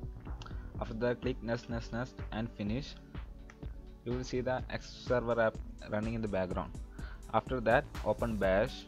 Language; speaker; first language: English; non-native, fluent; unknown